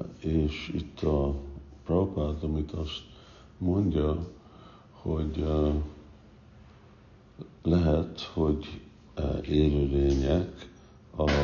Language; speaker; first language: Hungarian; non-native, fluent; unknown